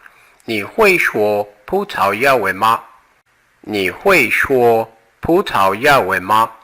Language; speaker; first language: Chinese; non-native, learner; Portuguese